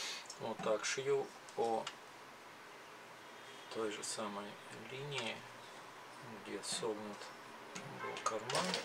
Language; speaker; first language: Russian; native; Russian